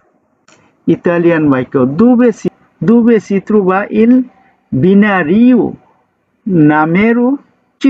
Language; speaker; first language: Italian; non-native, learner; Bangla